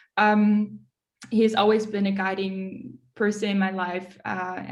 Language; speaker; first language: English; early bilingual, other home language; Dutch